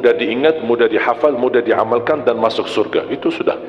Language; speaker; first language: Indonesian; non-native, fluent; Arabic